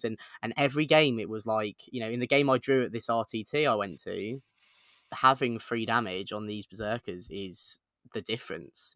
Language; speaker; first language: English; native; English